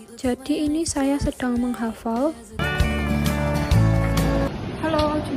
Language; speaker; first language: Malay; non-native, learner; Indonesian